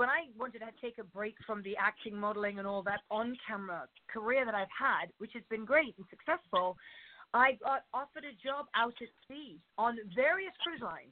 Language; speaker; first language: English; native; English